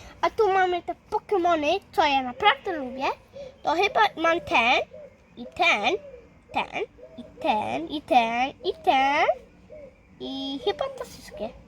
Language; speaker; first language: Polish; early bilingual, heritage; Polish